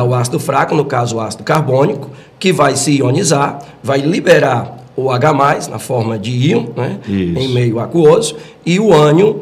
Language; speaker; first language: Portuguese; native; Portuguese